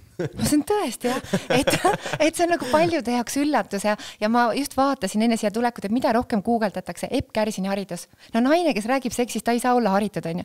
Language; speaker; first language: Estonian; native; Estonian